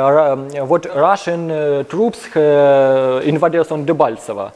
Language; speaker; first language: English; non-native, learner; Ukrainian